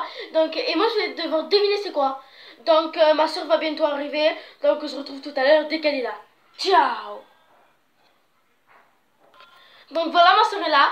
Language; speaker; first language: French; native; French